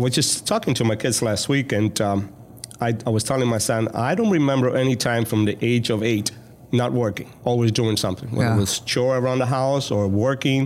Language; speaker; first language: English; early bilingual, other home language; Spanish